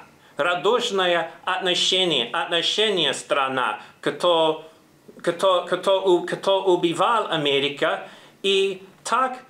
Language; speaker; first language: Russian; non-native, learner; English